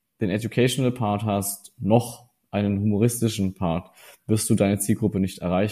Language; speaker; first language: German; native; German